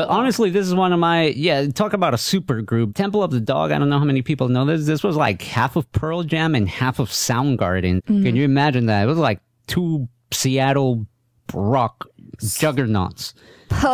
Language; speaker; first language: English; native; English